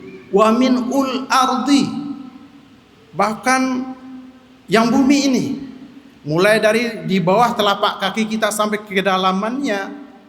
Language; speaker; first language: Indonesian; native; Indonesian